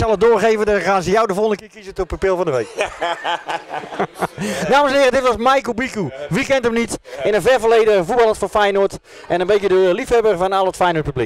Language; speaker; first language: Dutch; native; Dutch